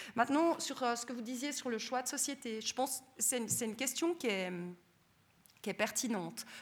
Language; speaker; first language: French; native; French